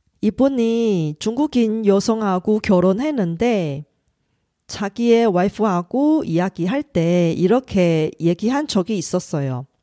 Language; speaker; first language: Korean; non-native, fluent; Chinese